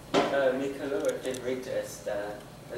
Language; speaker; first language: Spanish; non-native, learner; English